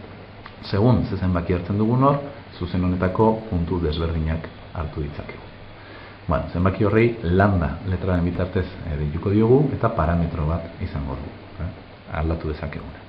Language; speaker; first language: Basque; native; Basque